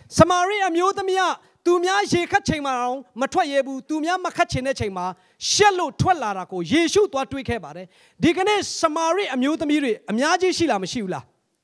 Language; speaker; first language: Burmese; non-native, local second language; Hakha Chin